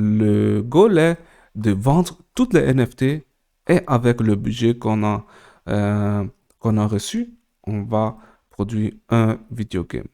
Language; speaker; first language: French; non-native, learner; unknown